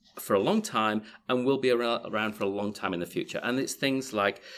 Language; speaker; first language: English; native; English